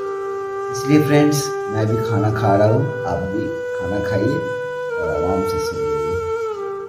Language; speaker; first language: Hindi; non-native, local second language; Bangla